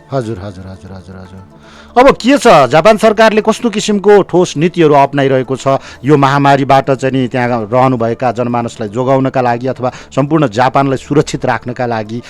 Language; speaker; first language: Nepali; native; Nepali